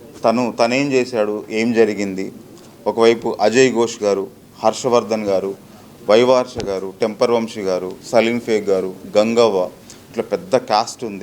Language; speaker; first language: Telugu; native; Telugu